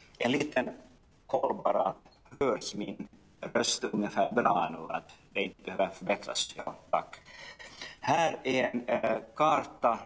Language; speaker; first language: Swedish; native; Swedish